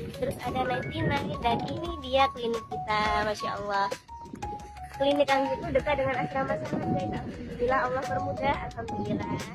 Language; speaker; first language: Indonesian; native; Indonesian